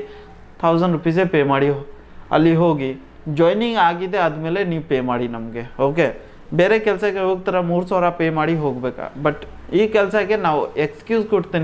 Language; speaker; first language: Kannada; non-native, local second language; Hindi